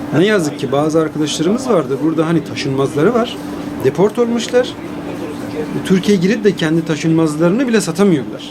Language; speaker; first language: Turkish; non-native, fluent; Persian